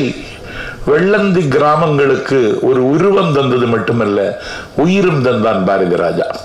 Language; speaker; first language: Tamil; native; Tamil